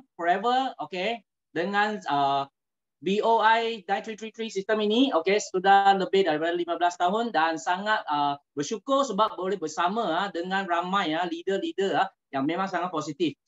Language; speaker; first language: Malay; non-native, local second language; Chinese